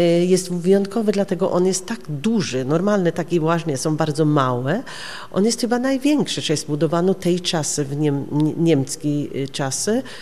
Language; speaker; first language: Polish; non-native, learner; Norwegian